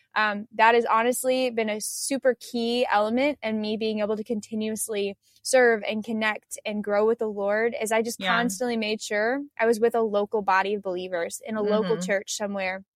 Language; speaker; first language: English; native; English